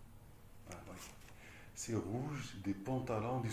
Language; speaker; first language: French; non-native, local second language; Arabic